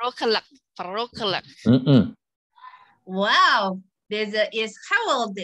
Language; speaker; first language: Dutch; non-native, learner; Indonesian